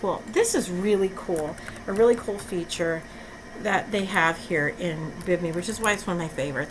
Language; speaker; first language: English; native; English